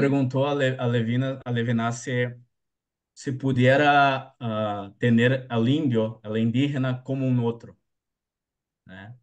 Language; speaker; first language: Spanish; non-native, learner; Portuguese